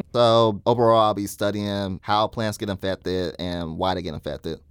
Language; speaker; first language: English; native; English